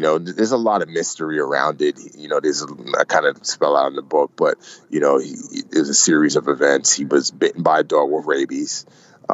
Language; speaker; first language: English; native; English